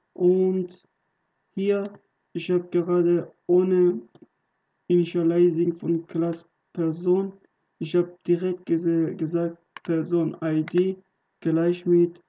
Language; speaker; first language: German; non-native, learner; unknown